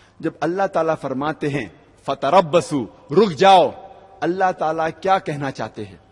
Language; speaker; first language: Urdu; native; Urdu